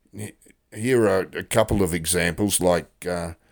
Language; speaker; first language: English; native; English